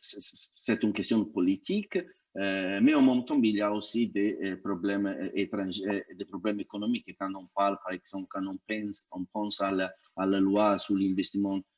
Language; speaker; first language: French; non-native, fluent; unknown